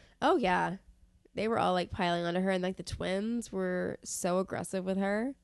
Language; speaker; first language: English; native; English